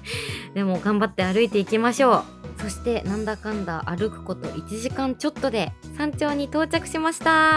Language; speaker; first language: Japanese; native; Japanese